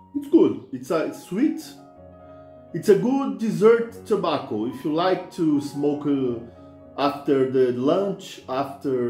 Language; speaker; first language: English; non-native, fluent; Portuguese